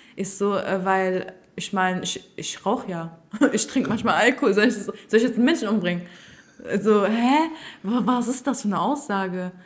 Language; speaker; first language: German; early bilingual, other home language; Turkish